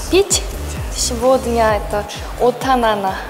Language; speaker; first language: Russian; non-native, learner; Korean